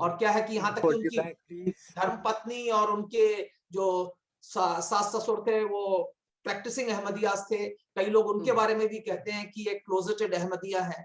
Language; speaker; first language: Hindi; native; Hindi